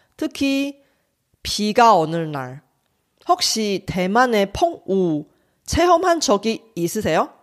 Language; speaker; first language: Korean; non-native, fluent; Chinese